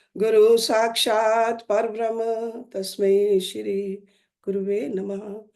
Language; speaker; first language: English; non-native, local second language; Hindi